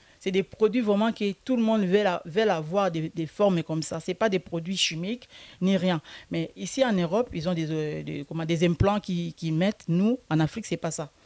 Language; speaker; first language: French; non-native, local second language; Lingala